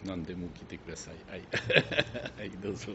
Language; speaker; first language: Japanese; non-native, fluent; French